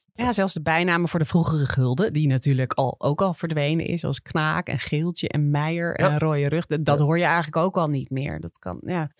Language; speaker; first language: Dutch; native; Dutch